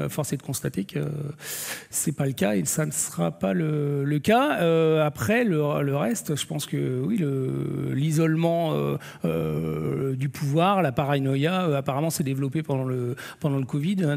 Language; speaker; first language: French; native; French